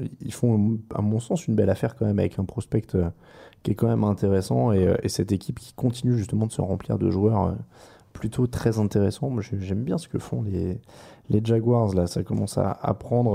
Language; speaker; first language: French; native; French